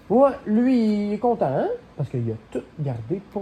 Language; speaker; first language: French; native; French